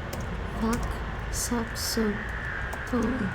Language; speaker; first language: Dutch; non-native, learner; English